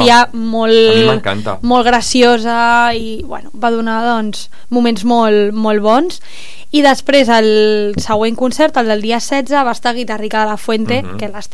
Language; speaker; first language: Catalan; native; Catalan